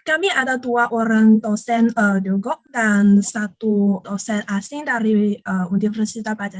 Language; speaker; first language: Indonesian; non-native, learner; Chinese